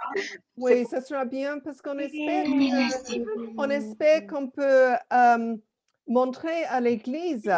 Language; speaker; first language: French; non-native, fluent; English